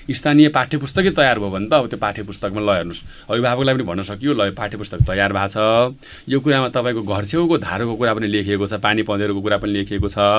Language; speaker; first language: Nepali; native; Nepali